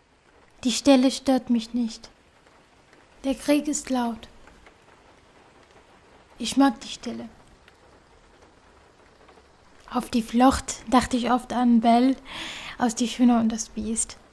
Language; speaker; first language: German; non-native, fluent; Kurdish